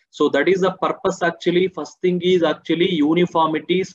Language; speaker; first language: English; non-native, local second language; Telugu